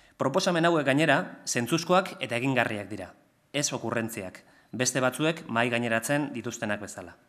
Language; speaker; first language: Basque; non-native, local second language; Spanish